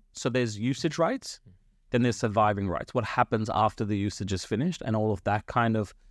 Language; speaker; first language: English; non-native, local second language; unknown